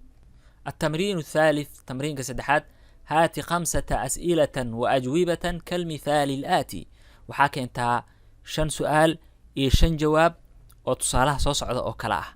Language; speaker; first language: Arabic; non-native, local second language; Somali